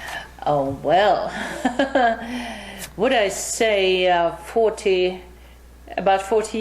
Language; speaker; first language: English; non-native, fluent; Finnish